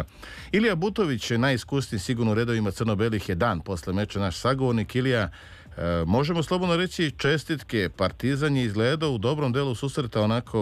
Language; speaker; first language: Serbian; native; Serbian